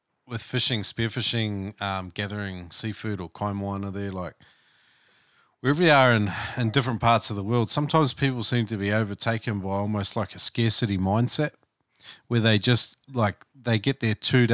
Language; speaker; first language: English; native; English